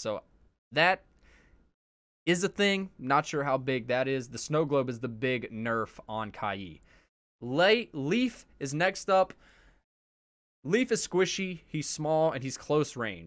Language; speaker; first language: English; native; English